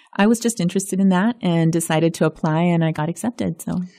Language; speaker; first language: English; early bilingual, other home language; Spanish